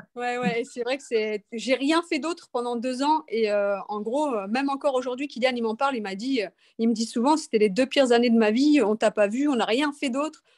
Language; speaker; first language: French; native; French